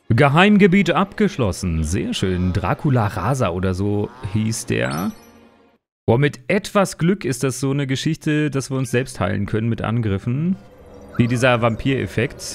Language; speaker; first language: German; native; German